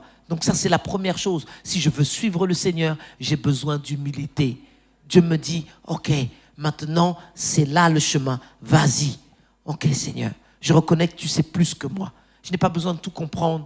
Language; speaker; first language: French; native; French